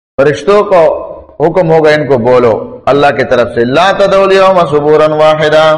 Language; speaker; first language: Urdu; non-native, local second language; Pashto